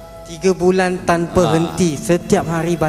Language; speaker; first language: Malay; native; Malay